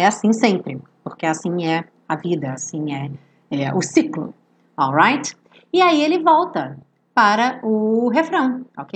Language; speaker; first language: Portuguese; native; Portuguese